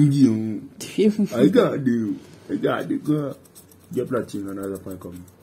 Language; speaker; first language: French; native; French